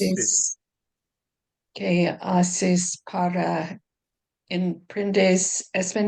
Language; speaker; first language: Spanish; non-native, learner; English